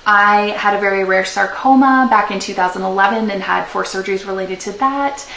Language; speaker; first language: English; native; English